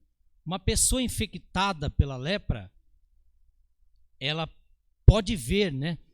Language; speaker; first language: Portuguese; native; Portuguese